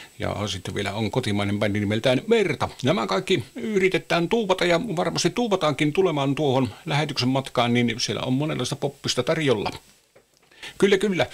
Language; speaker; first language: Finnish; native; Finnish